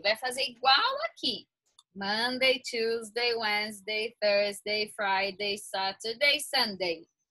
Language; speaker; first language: English; non-native, fluent; Portuguese